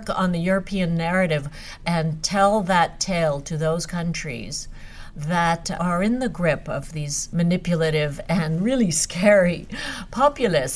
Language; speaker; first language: English; non-native, fluent; Hungarian